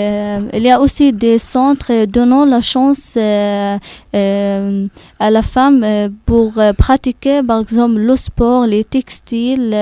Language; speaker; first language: French; non-native, learner; Arabic